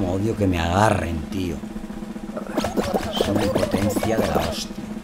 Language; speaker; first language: Spanish; native; Spanish